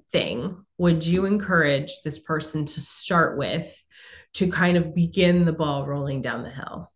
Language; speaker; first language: English; native; English